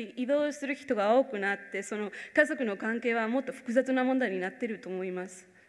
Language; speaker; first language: Japanese; non-native, fluent; Spanish